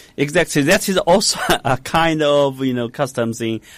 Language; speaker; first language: English; non-native, fluent; Chinese